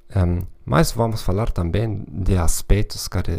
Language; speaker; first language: Portuguese; non-native, fluent; German